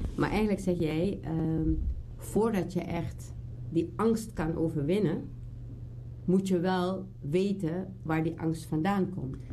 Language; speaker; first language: Dutch; native; Dutch